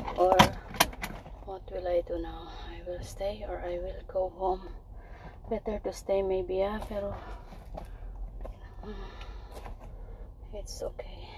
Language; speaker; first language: English; non-native, learner; Filipino